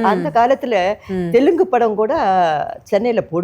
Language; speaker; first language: Tamil; non-native, local second language; Telugu